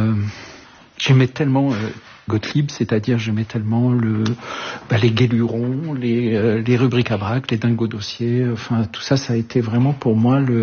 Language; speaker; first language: French; early bilingual, other home language; Arabic